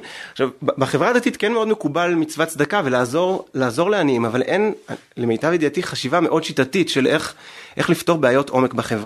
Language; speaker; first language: Hebrew; native; Hebrew